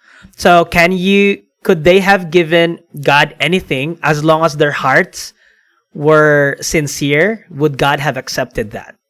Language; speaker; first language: English; non-native, local second language; Filipino